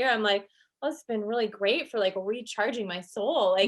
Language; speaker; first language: English; native; English